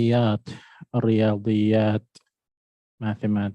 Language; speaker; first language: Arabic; non-native, fluent; Filipino